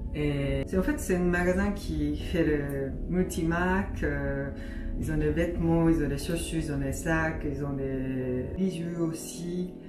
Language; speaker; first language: French; non-native, fluent; Japanese